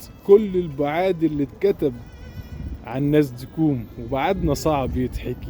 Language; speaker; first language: Arabic; native; Arabic